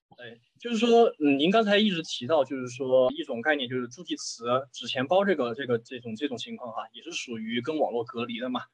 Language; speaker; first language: Chinese; native; Chinese